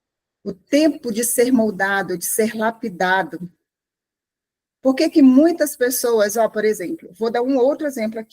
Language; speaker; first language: Portuguese; native; Portuguese